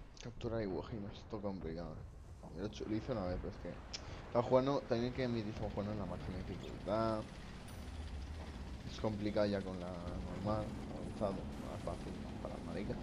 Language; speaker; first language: Spanish; native; Spanish